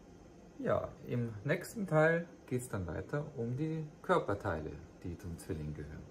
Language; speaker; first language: German; native; German